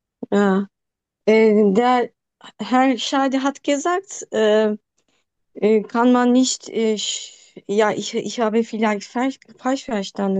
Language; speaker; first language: German; non-native, learner; Turkish